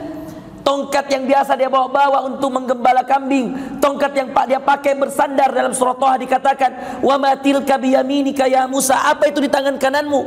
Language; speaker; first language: Indonesian; native; Indonesian